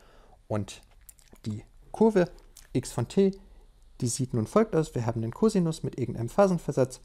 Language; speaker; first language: German; native; German